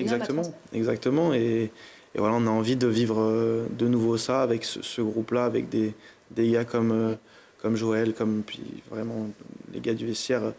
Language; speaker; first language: French; native; French